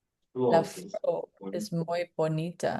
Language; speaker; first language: Spanish; non-native, learner; English